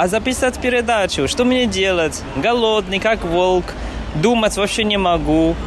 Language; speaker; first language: Russian; non-native, fluent; Chinese